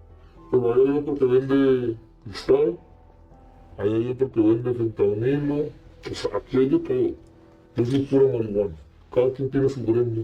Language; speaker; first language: Spanish; native; Spanish